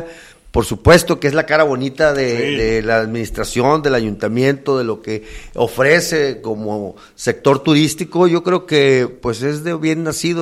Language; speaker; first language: Spanish; native; Spanish